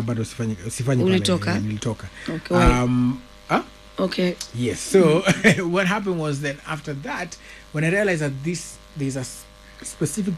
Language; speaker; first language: English; non-native, local second language; Luo (Kenya and Tanzania)